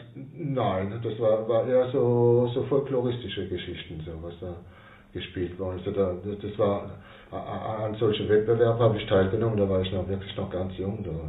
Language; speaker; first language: German; non-native, local second language; Swiss German